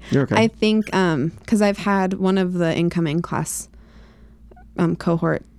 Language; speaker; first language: English; native; English